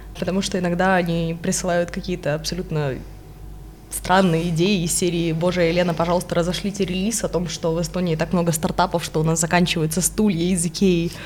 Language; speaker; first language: Russian; non-native, local second language; Ukrainian